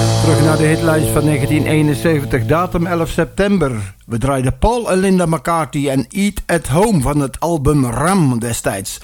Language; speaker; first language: Dutch; native; Dutch